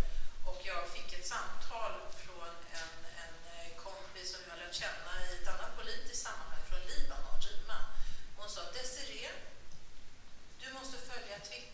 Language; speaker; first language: Swedish; native; Swedish